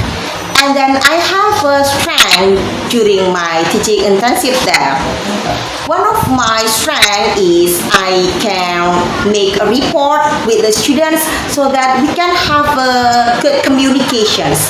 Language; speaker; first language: English; non-native, fluent; Javanese